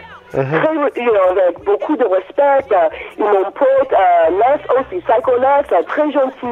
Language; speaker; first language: French; non-native, learner; English